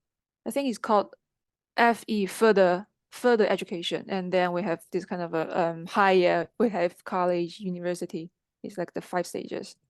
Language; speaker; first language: English; non-native, fluent; Chinese